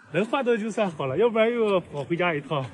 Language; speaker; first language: Chinese; native; Chinese